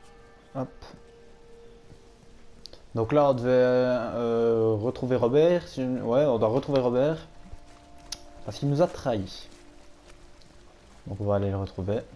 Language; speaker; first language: French; native; French